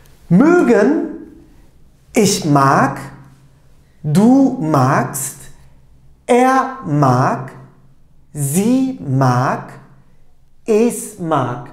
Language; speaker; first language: German; non-native, fluent; Turkish